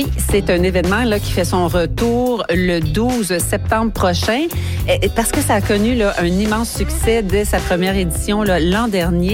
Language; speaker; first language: French; native; French